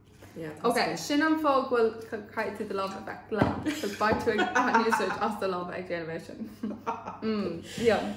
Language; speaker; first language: Irish; non-native, local second language; English